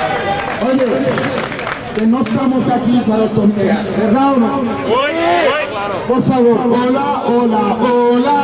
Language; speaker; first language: Spanish; non-native, fluent; Wolof